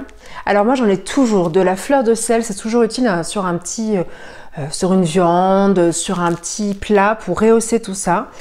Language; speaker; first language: French; native; French